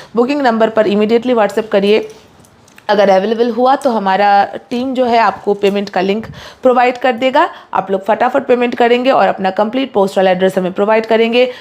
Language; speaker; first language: Hindi; non-native, local second language; Bangla